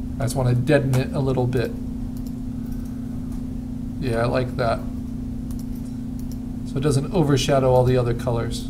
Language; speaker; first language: English; native; English